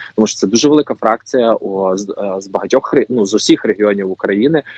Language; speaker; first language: Ukrainian; native; Ukrainian